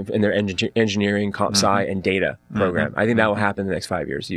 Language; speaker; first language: English; native; English